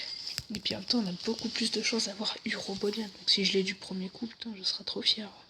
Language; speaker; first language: French; native; French